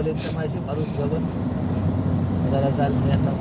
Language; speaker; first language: Arabic; non-native, learner; Hindi